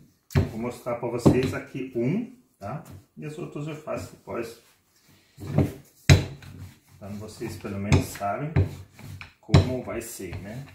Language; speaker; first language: Portuguese; non-native, fluent; German